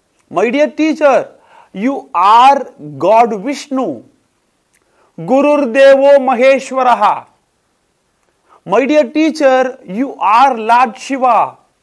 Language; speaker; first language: English; non-native, local second language; Tamil